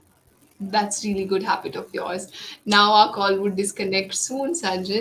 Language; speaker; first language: English; non-native, local second language; Hindi